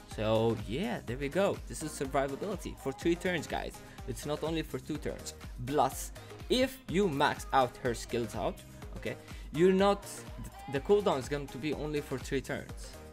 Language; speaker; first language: English; non-native, fluent; Arabic